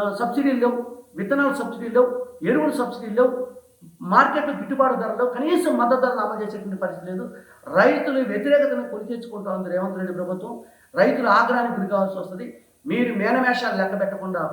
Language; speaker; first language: Telugu; native; Telugu